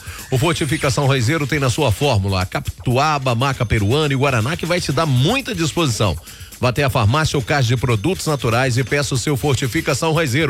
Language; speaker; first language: Portuguese; native; Portuguese